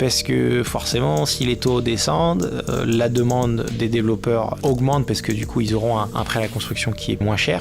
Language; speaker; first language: French; native; French